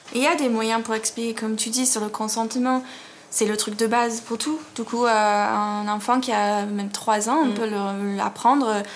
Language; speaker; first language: French; non-native, fluent; English